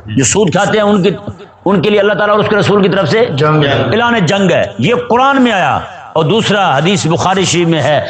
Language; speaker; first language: Urdu; non-native, local second language; Punjabi